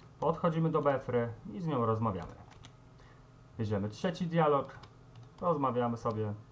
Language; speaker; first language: Polish; native; Polish